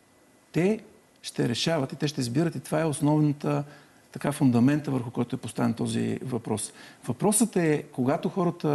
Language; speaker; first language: Bulgarian; native; Bulgarian